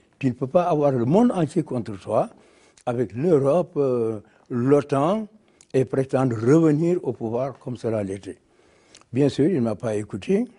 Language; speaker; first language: French; non-native, local second language; Wolof